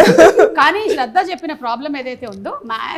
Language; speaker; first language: Telugu; native; Telugu